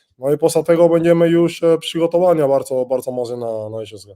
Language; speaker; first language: Polish; non-native, learner; Spanish